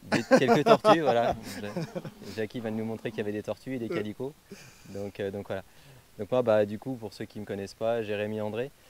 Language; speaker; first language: French; native; French